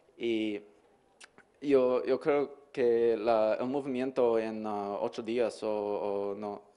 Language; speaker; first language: Spanish; non-native, learner; English